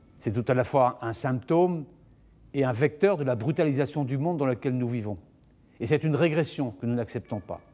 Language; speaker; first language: French; native; French